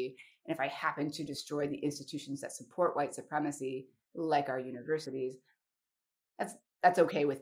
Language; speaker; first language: English; native; English